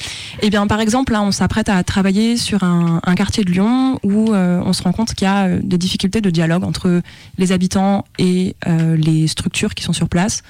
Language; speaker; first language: French; native; French